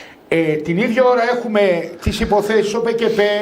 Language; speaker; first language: Greek; native; Greek